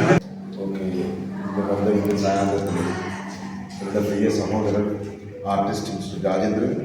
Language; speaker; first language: Tamil; non-native, local second language; Malayalam